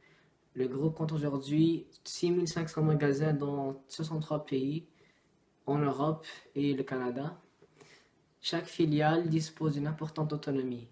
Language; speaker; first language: French; non-native, learner; English